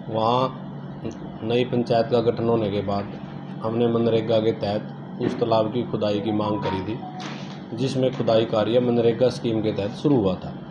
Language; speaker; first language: Hindi; native; Hindi